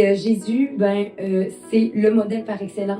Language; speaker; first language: French; native; French